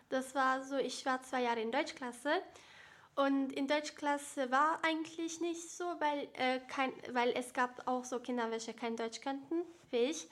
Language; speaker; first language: German; early bilingual, other home language; Bosnian